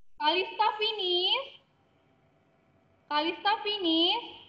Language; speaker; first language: English; non-native, learner; Indonesian